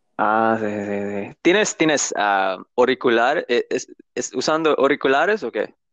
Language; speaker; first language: Spanish; non-native, learner; English